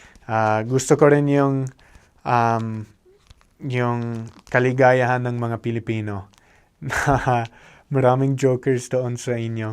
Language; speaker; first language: Filipino; non-native, fluent; English